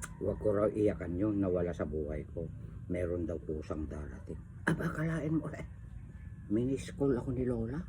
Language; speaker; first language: Filipino; non-native, local second language; Iloko